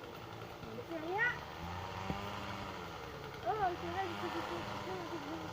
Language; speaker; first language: French; native; French